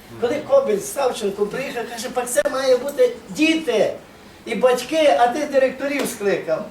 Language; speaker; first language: Ukrainian; native; Ukrainian